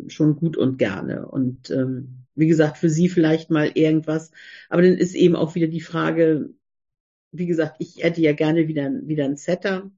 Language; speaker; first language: German; native; German